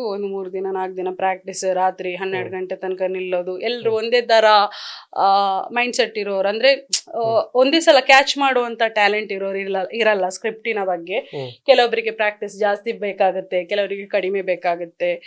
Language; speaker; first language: Kannada; non-native, local second language; Tulu